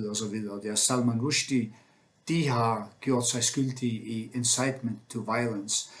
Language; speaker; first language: Danish; non-native, local second language; Faroese